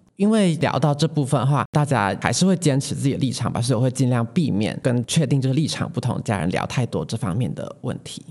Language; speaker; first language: Chinese; native; Chinese